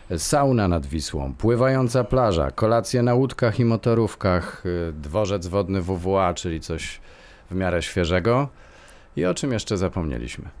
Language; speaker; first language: Polish; native; Polish